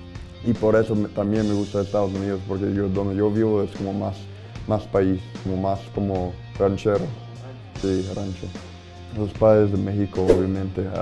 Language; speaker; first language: Spanish; early bilingual, heritage; Spanish